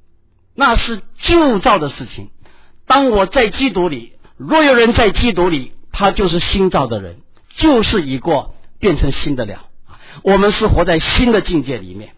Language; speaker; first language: Chinese; native; Chinese